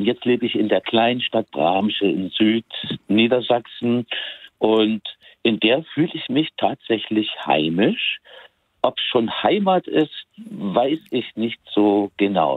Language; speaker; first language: German; native; German